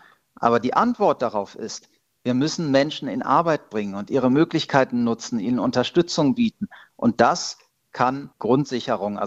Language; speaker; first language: German; native; German